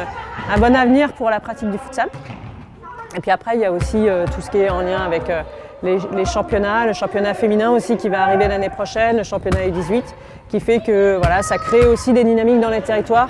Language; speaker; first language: French; native; French